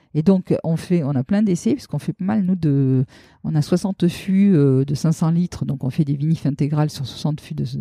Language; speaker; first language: French; native; French